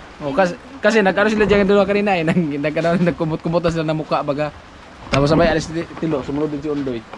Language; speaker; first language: Filipino; non-native, local second language; Masbatenyo